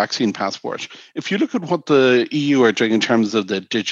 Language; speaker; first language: English; native; English